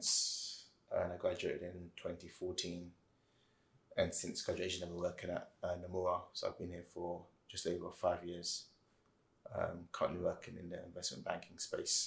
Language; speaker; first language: English; native; English